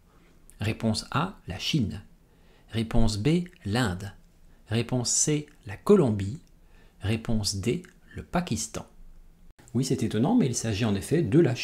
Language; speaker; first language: French; native; French